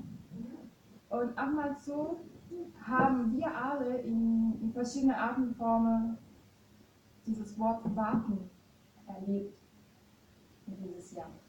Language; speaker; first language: German; non-native, fluent; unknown